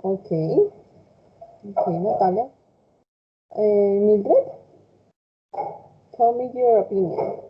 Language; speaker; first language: English; non-native, fluent; Spanish